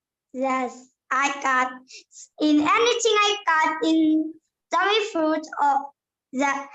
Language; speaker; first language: English; non-native, learner; Vietnamese